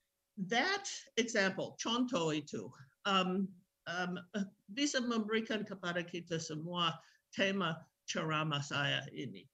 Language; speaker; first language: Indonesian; non-native, fluent; English